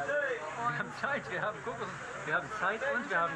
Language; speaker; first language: German; native; German